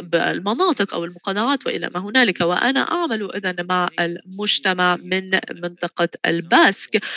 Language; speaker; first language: Arabic; non-native, fluent; Tigrinya